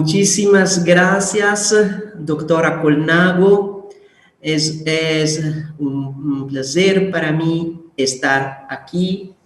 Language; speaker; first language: Spanish; non-native, fluent; Italian